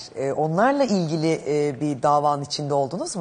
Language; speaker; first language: Turkish; native; Turkish